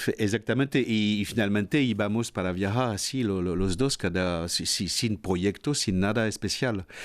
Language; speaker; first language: Spanish; non-native, fluent; French